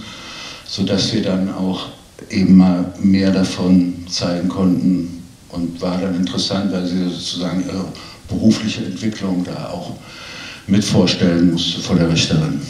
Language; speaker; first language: German; native; German